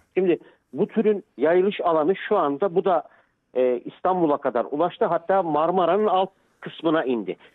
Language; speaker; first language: Turkish; native; Turkish